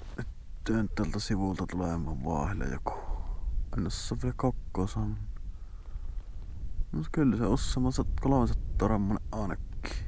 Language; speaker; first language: Finnish; native; Finnish